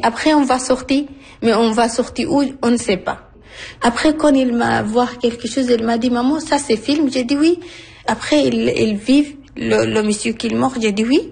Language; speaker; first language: French; non-native, learner; Arabic